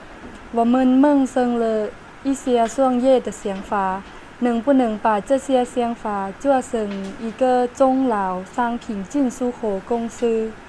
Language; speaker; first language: Chinese; non-native, learner; Lao